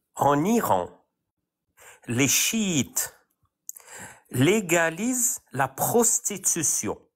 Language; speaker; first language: French; non-native, local second language; Arabic